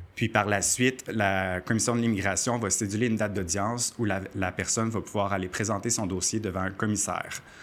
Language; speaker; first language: French; native; French